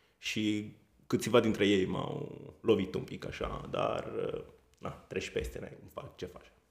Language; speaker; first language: Romanian; non-native, fluent; Italian